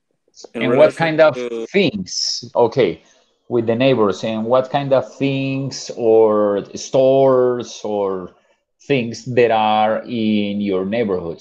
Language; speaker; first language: English; non-native, fluent; Spanish